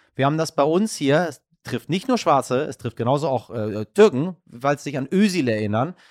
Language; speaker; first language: German; early bilingual, other home language; Persian